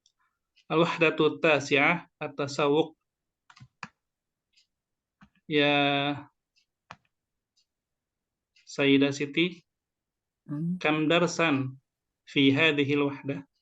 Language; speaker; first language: Arabic; non-native, fluent; Indonesian